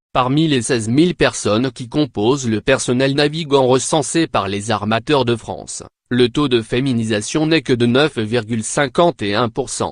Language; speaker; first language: French; native; French